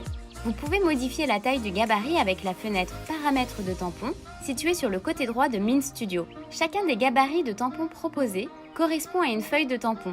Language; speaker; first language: French; native; French